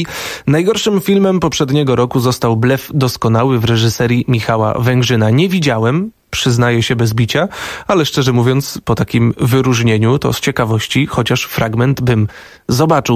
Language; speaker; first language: Polish; native; Polish